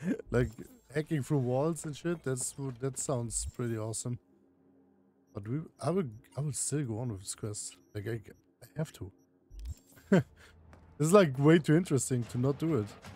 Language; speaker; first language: English; non-native, fluent; German